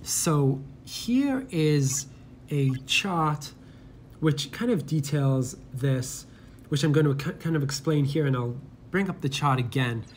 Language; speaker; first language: English; native; English